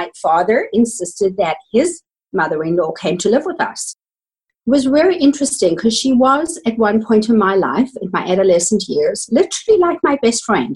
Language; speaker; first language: English; native; English